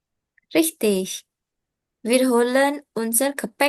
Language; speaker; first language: German; non-native, fluent; Indonesian